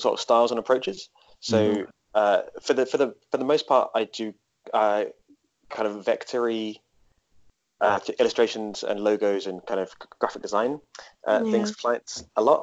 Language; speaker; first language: English; native; English